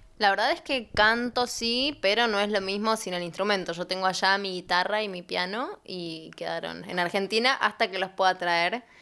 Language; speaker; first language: Spanish; native; Spanish